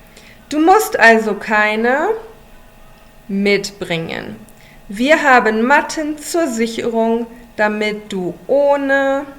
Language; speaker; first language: German; non-native, fluent; English